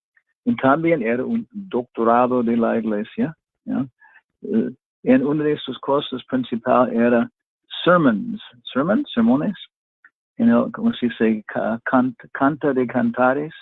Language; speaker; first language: Spanish; non-native, fluent; English